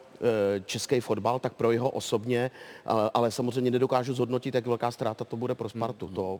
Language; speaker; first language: Czech; native; Czech